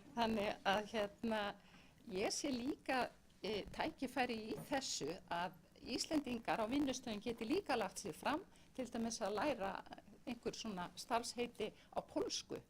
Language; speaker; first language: Icelandic; native; Icelandic